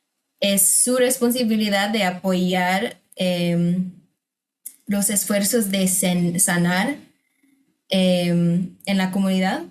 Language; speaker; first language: Spanish; non-native, fluent; English